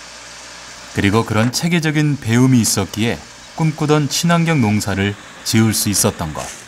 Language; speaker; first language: Korean; native; Korean